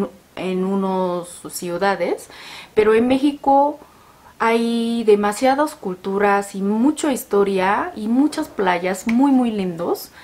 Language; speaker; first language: Spanish; non-native, learner; Korean